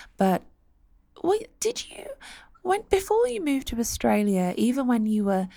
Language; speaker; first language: English; native; English